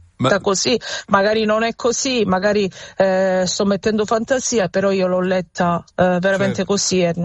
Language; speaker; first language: Italian; native; Italian